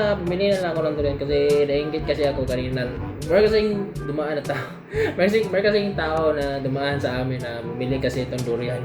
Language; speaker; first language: Filipino; non-native, local second language; Cebuano